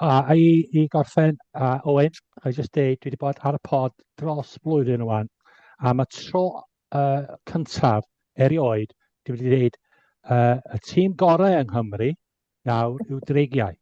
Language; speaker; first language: Welsh; non-native, fluent; English